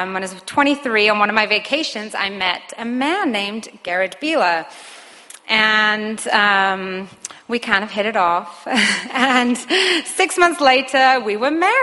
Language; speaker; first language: English; native; English